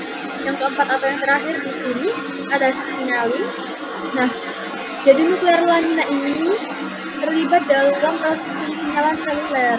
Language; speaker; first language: Indonesian; native; Indonesian